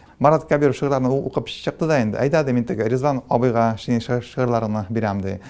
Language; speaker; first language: Tatar; non-native, local second language; Russian